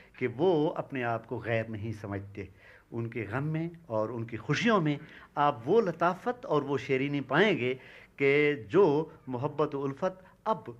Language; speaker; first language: Urdu; non-native, local second language; Saraiki